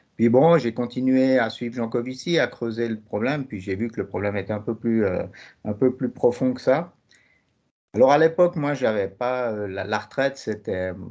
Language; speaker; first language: French; native; French